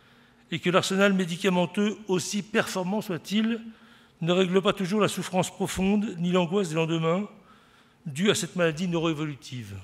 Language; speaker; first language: French; native; French